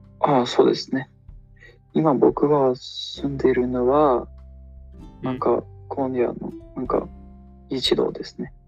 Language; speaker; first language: Japanese; non-native, learner; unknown